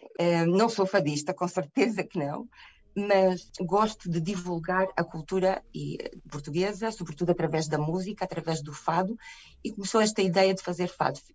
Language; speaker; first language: Portuguese; native; Portuguese